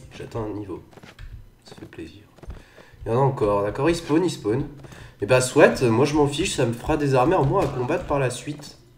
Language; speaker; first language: French; native; French